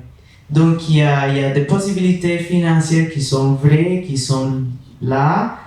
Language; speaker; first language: French; non-native, fluent; Spanish